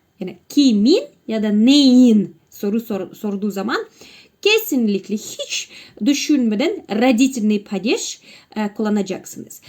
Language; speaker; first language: Turkish; non-native, fluent; Russian